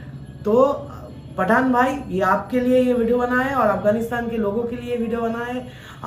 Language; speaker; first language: Hindi; non-native, local second language; Bangla